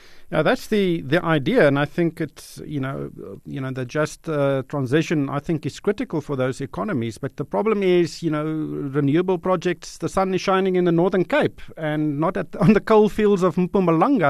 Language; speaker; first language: English; non-native, local second language; Afrikaans